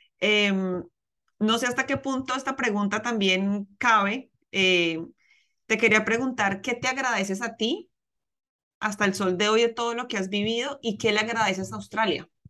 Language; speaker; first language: Spanish; native; Spanish